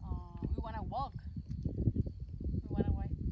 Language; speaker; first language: English; non-native, learner; Spanish